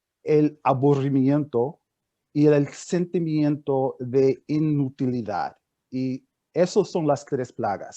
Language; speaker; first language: Spanish; non-native, fluent; English